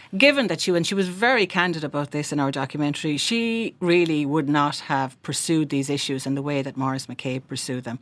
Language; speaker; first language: English; native; English